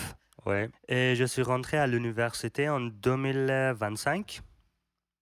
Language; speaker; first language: French; non-native, learner; Persian